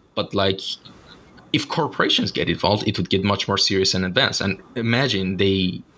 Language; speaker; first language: English; non-native, fluent; Persian